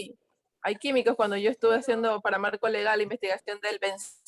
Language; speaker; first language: Spanish; native; Spanish